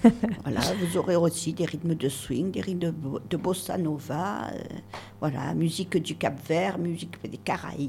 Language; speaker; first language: French; native; French